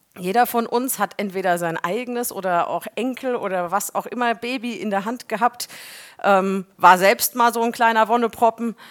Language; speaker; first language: German; native; German